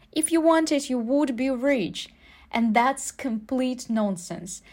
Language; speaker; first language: English; non-native, fluent; Ukrainian